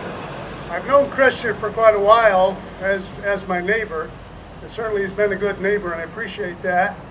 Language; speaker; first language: English; native; English